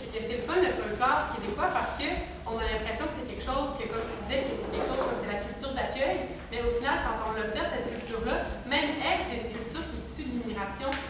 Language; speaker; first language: French; native; French